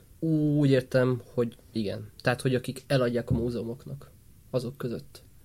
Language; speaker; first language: Hungarian; native; Hungarian